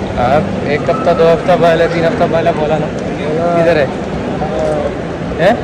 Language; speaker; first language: Hindi; non-native, local second language; Malayalam